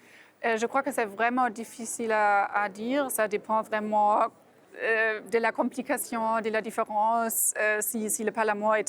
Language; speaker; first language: French; non-native, fluent; German